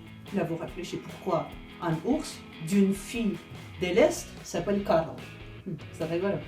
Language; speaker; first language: French; non-native, fluent; Ukrainian